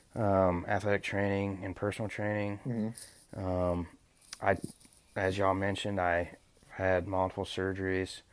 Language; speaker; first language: English; native; English